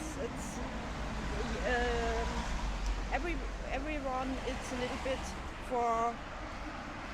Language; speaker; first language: English; non-native, learner; German